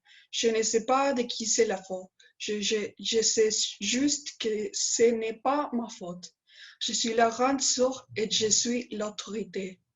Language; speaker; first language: French; non-native, learner; Spanish